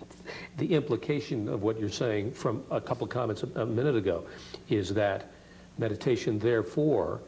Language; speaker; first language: English; native; English